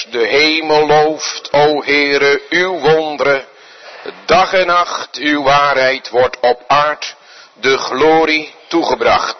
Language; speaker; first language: Dutch; native; Dutch